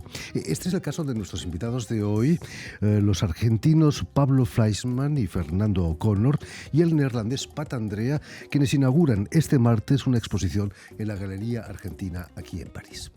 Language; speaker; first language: Spanish; native; Spanish